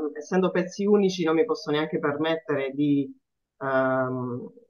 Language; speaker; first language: Italian; native; Italian